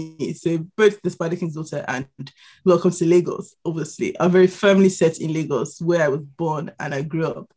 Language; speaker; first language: English; non-native, local second language; Igbo